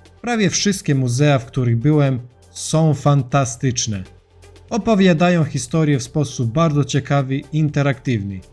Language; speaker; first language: Polish; non-native, fluent; Serbian